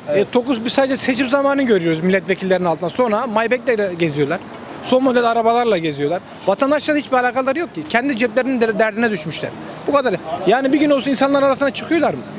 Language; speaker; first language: Turkish; native; Turkish